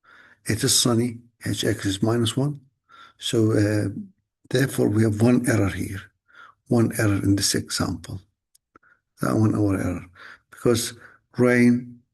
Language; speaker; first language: English; non-native, fluent; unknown